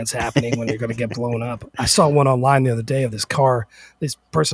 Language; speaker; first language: English; native; English